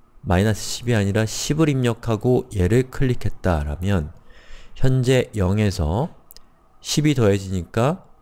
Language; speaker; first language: Korean; native; Korean